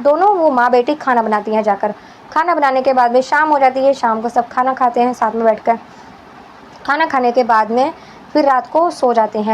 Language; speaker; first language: Hindi; native; Hindi